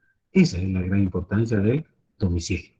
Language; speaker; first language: Spanish; native; Spanish